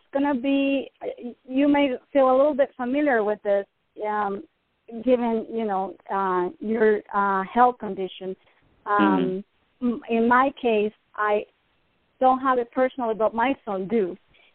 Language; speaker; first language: English; non-native, fluent; Spanish